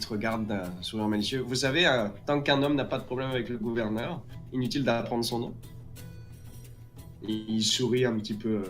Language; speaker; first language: French; native; French